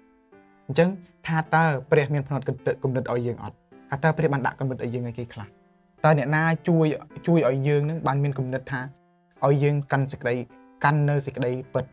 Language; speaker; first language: Khmer; native; Khmer